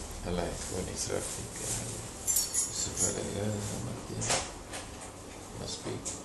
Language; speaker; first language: Hebrew; non-native, fluent; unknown